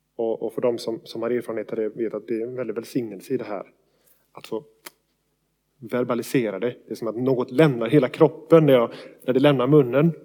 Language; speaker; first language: Swedish; native; Swedish